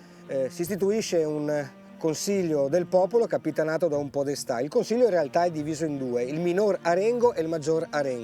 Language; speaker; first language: Italian; native; Italian